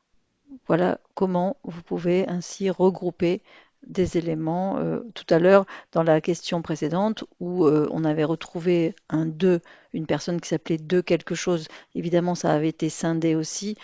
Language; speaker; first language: French; native; French